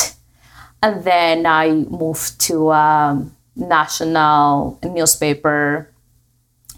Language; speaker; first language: English; non-native, fluent; Spanish